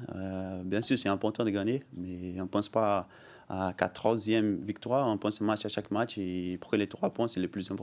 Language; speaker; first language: French; non-native, learner; Portuguese